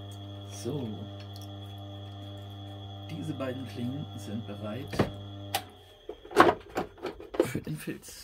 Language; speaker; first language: German; native; German